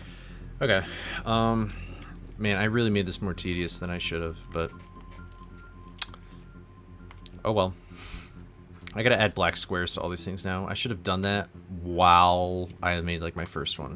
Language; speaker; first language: English; native; English